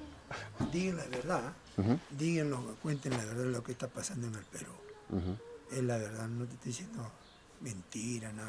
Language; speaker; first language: Spanish; native; Spanish